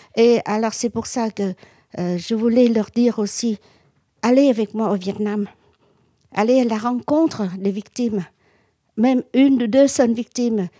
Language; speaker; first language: French; non-native, local second language; Vietnamese